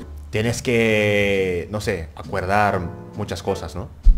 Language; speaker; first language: Spanish; non-native, fluent; Indonesian